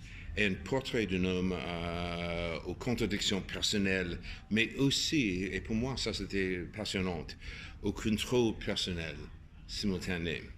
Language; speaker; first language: French; non-native, fluent; English